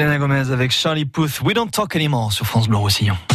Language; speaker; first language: French; native; French